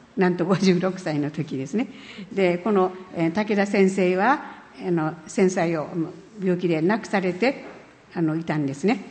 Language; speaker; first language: Japanese; native; Japanese